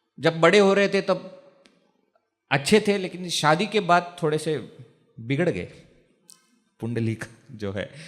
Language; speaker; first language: Hindi; non-native, local second language; Marathi